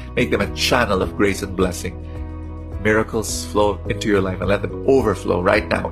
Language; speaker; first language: English; non-native, local second language; Filipino